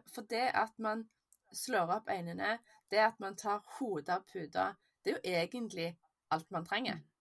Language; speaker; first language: Norwegian; native; Norwegian